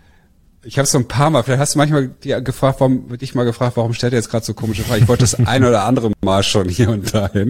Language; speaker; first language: German; native; German